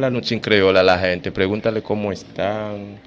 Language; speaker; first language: Spanish; non-native, fluent; Haitian Creole